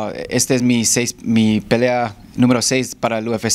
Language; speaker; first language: Spanish; early bilingual, heritage; Spanish